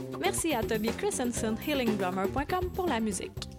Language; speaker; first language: French; native; French